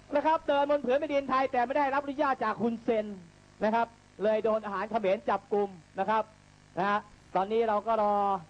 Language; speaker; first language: Thai; native; Thai